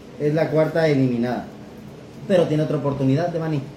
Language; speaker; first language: Spanish; native; Spanish